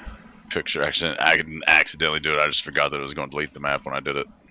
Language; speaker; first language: English; native; English